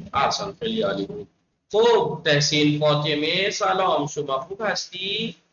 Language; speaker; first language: Persian; non-native, fluent; Urdu